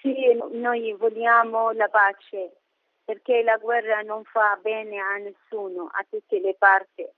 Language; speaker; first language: Italian; non-native, learner; Arabic